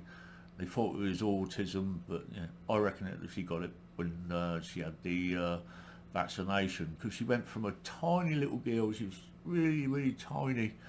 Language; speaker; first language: English; native; English